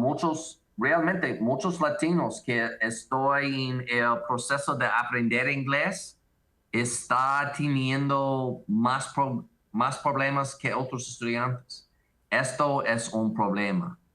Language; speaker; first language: Spanish; non-native, learner; English